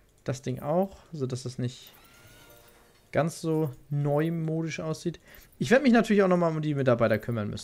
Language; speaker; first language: German; native; German